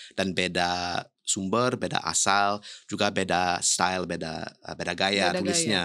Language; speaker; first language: Indonesian; early bilingual, heritage; English